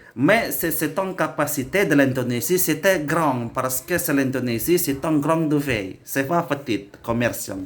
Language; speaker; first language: French; non-native, learner; Indonesian